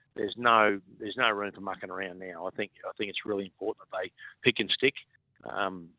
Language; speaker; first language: English; native; English